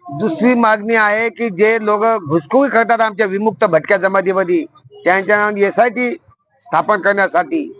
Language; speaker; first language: Marathi; non-native, local second language; Lambadi